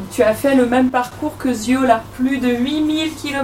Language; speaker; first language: French; native; French